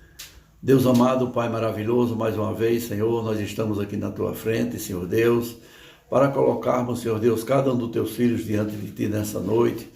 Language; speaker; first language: Portuguese; native; Portuguese